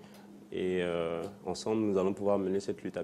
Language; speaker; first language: French; non-native, local second language; Fon